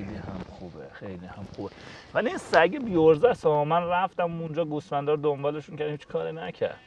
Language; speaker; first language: Persian; native; Persian